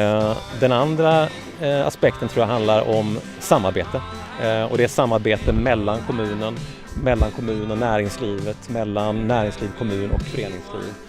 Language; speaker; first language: Swedish; native; Swedish